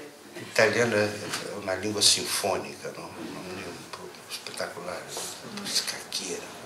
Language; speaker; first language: Italian; non-native, learner; Portuguese